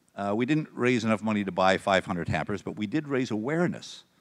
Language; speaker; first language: English; native; English